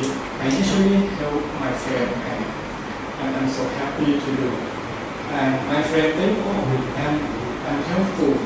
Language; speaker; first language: English; non-native, learner; Thai